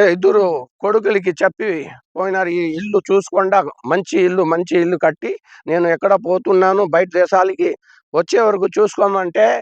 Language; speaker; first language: Telugu; non-native, local second language; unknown